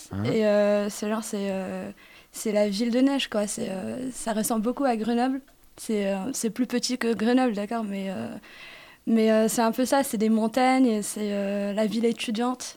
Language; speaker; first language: French; non-native, local second language; Arabic